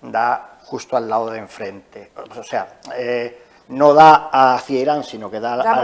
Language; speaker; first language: Spanish; native; Spanish